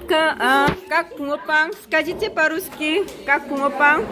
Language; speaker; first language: Russian; non-native, fluent; Korean